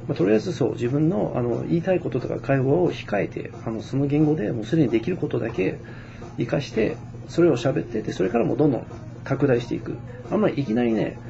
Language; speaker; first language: Japanese; non-native, fluent; English